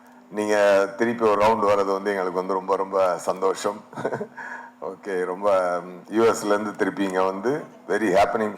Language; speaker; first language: Tamil; native; Tamil